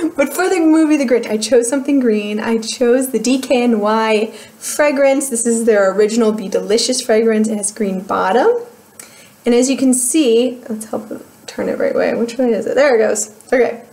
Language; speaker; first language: English; native; English